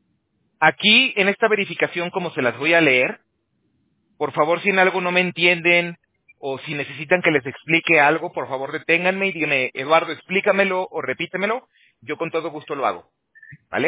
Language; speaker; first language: Spanish; native; Spanish